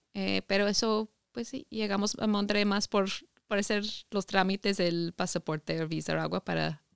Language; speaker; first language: Spanish; non-native, fluent; English